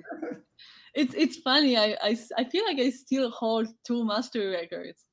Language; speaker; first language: English; non-native, fluent; Polish